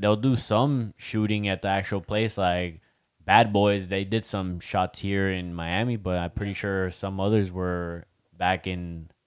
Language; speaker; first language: English; early bilingual, other home language; Spanish